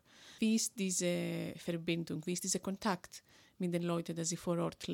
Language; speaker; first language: German; non-native, fluent; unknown